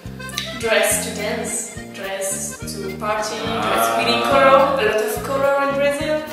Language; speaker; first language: English; non-native, learner; French